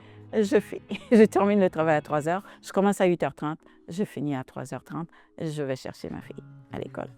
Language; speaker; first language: French; non-native, local second language; Haitian Creole